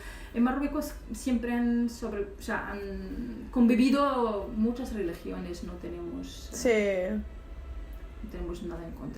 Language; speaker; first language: Spanish; non-native, local second language; Arabic